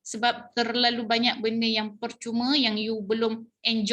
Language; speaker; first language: Malay; native; Malay